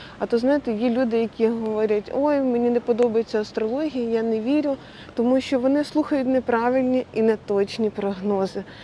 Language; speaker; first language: Ukrainian; non-native, local second language; Russian